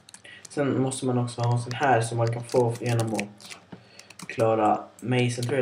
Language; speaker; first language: Swedish; native; Swedish